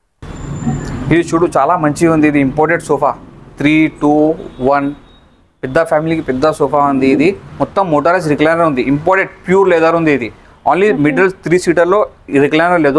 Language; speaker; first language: Telugu; non-native, local second language; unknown